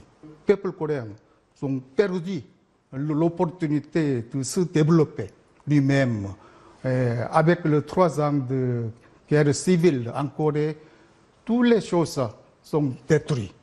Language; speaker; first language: French; non-native, learner; Korean